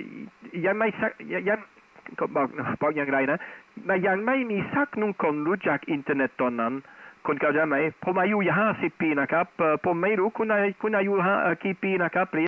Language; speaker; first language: Thai; non-native, fluent; Dutch